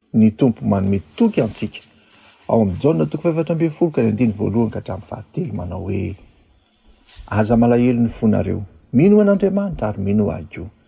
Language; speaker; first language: Malagasy; native; Malagasy